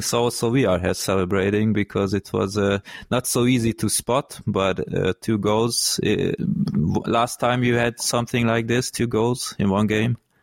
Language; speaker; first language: English; non-native, fluent; Hungarian